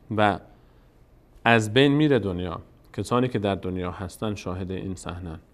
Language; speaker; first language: Persian; native; Persian